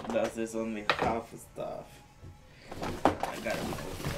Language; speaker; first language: English; non-native, learner; Spanish